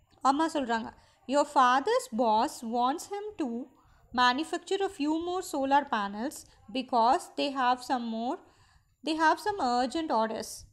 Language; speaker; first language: English; non-native, local second language; Tamil